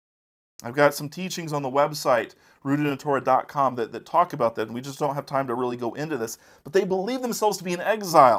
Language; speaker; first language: English; native; English